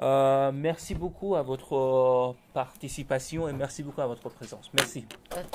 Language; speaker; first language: French; non-native, learner; Persian